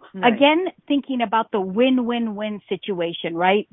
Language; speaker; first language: English; native; English